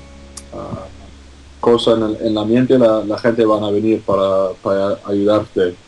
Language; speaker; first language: Spanish; non-native, fluent; English